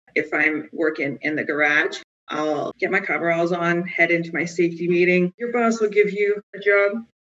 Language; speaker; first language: English; native; English